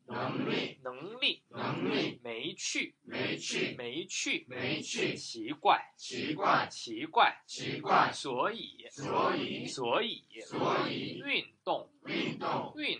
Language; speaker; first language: Chinese; non-native, fluent; Korean